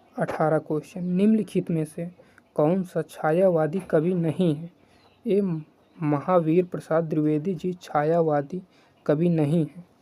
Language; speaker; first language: Hindi; native; Hindi